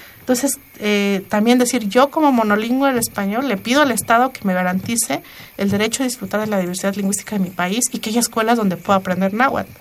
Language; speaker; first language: Spanish; non-native, local second language; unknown